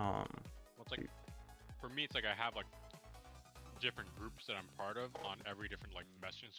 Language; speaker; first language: English; native; English